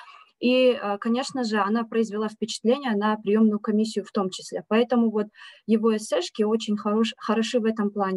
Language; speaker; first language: Russian; native; Russian